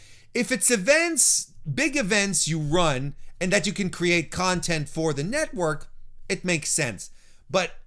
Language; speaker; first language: English; native; English